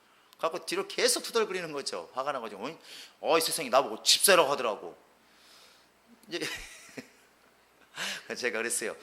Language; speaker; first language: Korean; native; Korean